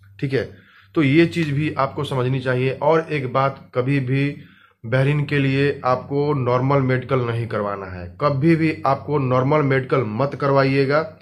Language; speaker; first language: Hindi; native; Hindi